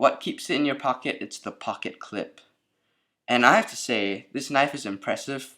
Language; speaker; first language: English; native; English